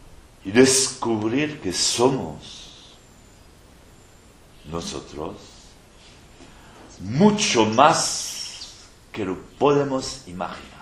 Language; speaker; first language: Spanish; non-native, fluent; French